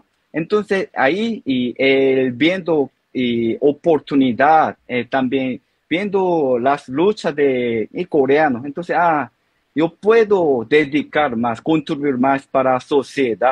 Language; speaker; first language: Spanish; non-native, learner; Korean